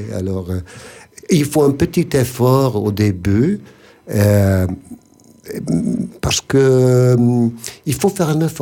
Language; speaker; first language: French; non-native, fluent; English